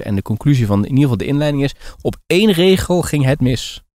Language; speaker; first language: Dutch; native; Dutch